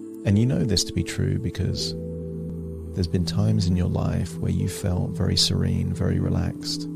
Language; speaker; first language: English; native; English